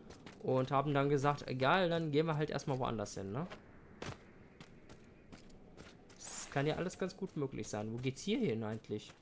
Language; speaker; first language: German; native; German